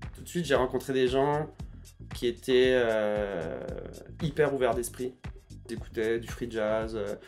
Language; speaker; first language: French; native; French